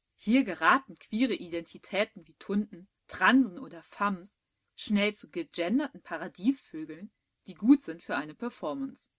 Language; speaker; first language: German; native; German